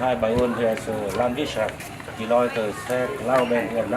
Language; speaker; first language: German; non-native, learner; Vietnamese